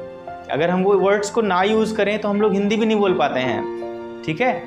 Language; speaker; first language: Hindi; native; Hindi